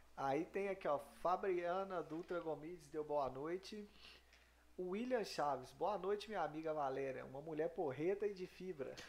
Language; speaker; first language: Portuguese; native; Portuguese